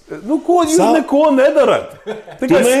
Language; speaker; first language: Latvian; early bilingual, heritage; English